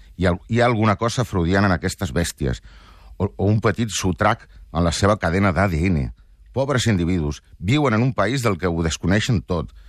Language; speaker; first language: Catalan; non-native, local second language; Spanish